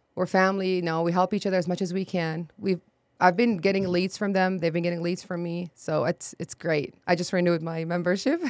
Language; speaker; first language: English; non-native, fluent; Arabic